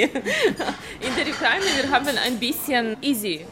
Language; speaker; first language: German; non-native, learner; Ukrainian